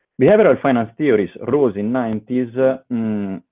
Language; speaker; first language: English; non-native, fluent; Italian